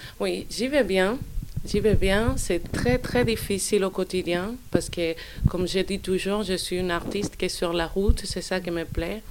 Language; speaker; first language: French; non-native, fluent; Spanish